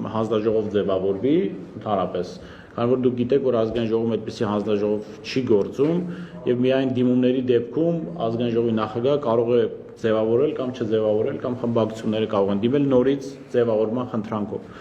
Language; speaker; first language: Armenian; non-native, local second language; Kurdish